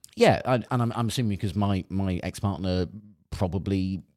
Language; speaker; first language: English; native; English